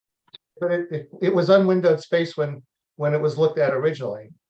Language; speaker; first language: English; native; English